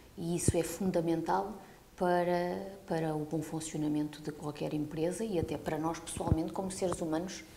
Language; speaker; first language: Portuguese; early bilingual, heritage; Portuguese